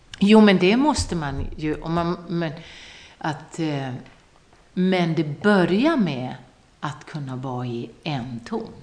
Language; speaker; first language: Swedish; non-native, local second language; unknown